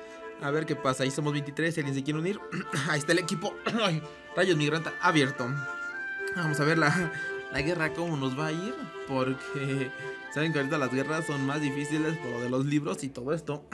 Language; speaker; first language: Spanish; native; Spanish